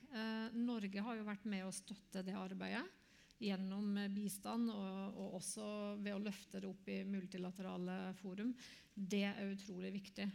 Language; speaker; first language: Norwegian; native; Norwegian